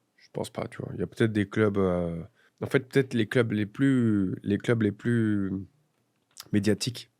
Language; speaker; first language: French; native; French